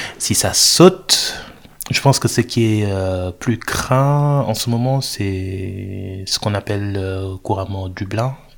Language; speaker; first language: French; non-native, local second language; Wolof